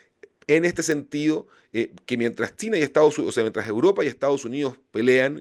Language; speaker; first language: Spanish; native; Spanish